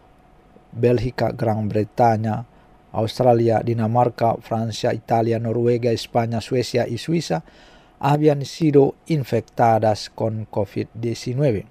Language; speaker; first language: Spanish; non-native, fluent; Indonesian